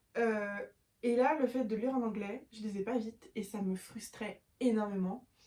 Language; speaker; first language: French; native; French